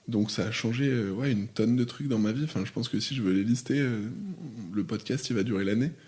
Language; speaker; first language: French; native; French